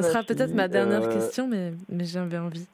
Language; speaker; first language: French; native; French